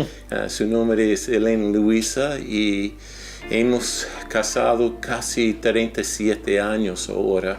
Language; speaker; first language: Spanish; non-native, fluent; English